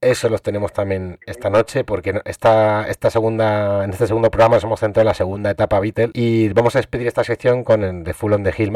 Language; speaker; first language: Spanish; native; Spanish